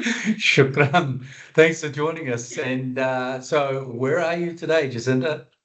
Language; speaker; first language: English; native; English